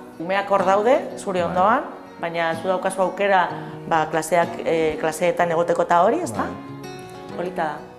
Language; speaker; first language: Basque; non-native, local second language; Spanish